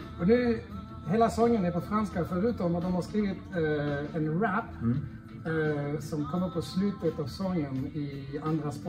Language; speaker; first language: Swedish; non-native, fluent; French